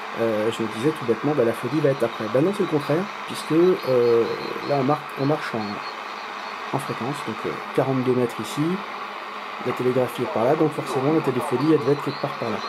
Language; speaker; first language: French; native; French